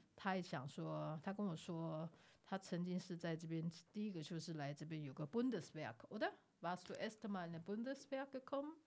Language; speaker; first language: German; non-native, fluent; Chinese